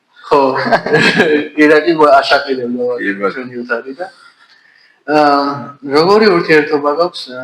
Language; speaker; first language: Georgian; native; Georgian